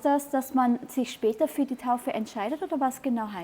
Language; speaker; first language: German; native; German